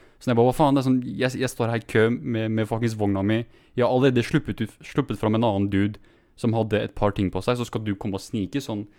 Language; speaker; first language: Norwegian; native; Norwegian